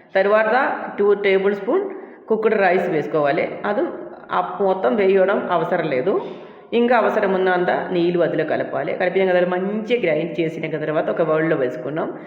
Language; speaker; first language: Telugu; non-native, local second language; Malayalam